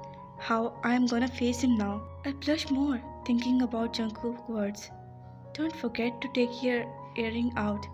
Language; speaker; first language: English; non-native, local second language; Urdu